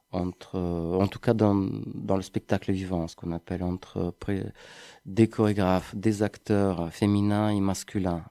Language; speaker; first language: French; non-native, fluent; Ukrainian